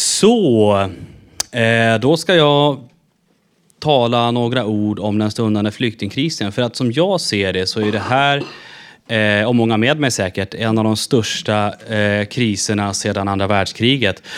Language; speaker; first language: Swedish; native; Swedish